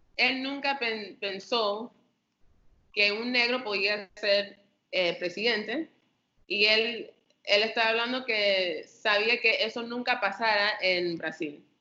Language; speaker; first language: Spanish; early bilingual, heritage; Spanish